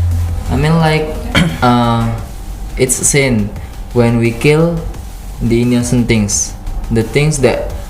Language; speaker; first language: English; non-native, learner; Indonesian